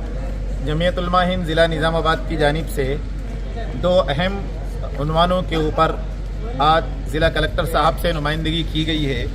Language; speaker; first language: Urdu; native; Urdu